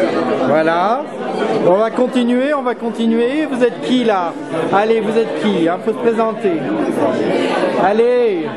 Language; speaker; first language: French; native; French